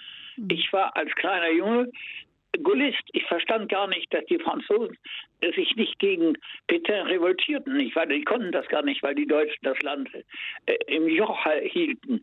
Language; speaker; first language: German; native; German